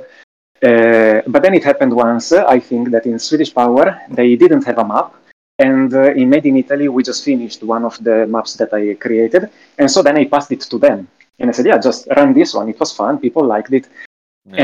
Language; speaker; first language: English; non-native, fluent; Italian